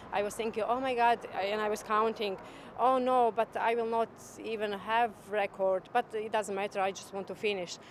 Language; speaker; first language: English; non-native, learner; Croatian